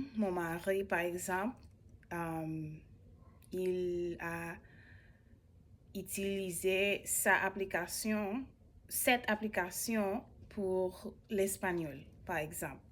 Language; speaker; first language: French; non-native, learner; English